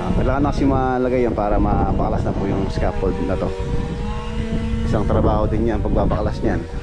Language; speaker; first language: Filipino; native; Filipino